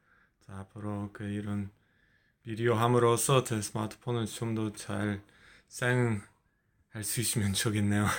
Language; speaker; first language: Korean; non-native, fluent; English